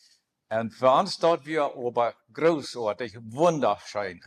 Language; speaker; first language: German; non-native, learner; Plautdietsch